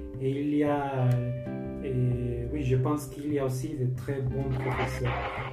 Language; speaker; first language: French; non-native, learner; Spanish